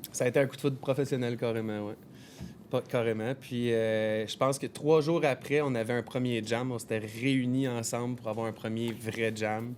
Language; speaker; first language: French; native; French